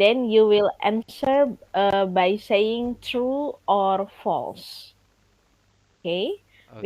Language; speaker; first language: English; non-native, fluent; Indonesian